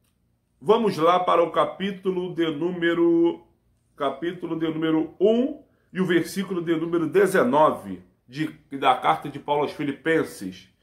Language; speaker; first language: Portuguese; native; Portuguese